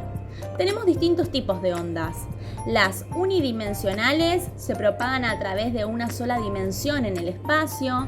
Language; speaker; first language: Spanish; native; Spanish